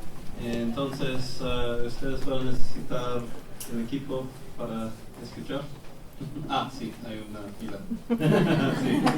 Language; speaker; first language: Spanish; non-native, learner; English